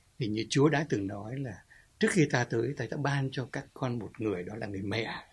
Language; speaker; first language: Vietnamese; native; Vietnamese